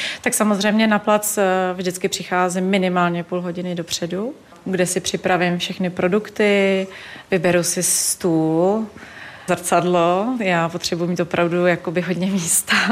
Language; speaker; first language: Czech; native; Czech